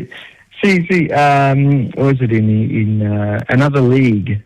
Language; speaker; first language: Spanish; non-native, learner; English